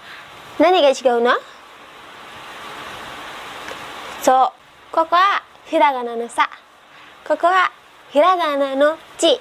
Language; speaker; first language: Japanese; non-native, learner; Indonesian